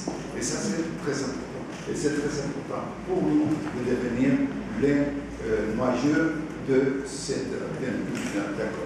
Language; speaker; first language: French; non-native, fluent; Spanish